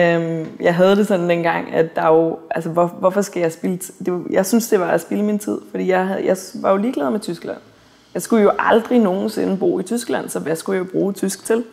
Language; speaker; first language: Danish; native; Danish